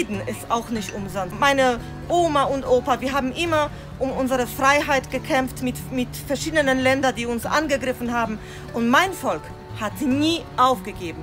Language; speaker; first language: German; non-native, fluent; Polish